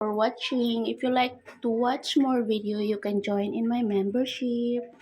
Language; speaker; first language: English; non-native, local second language; Filipino